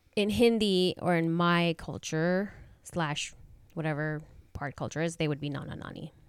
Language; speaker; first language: English; non-native, local second language; Hindi